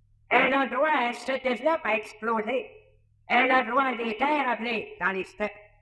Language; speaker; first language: French; native; French